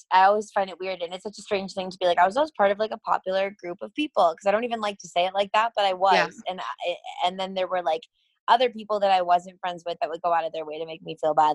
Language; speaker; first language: English; native; English